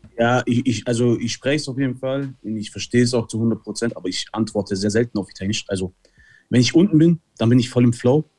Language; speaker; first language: German; early bilingual, other home language; Italian